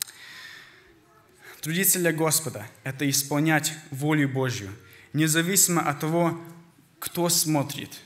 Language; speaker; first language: Russian; early bilingual, heritage; Russian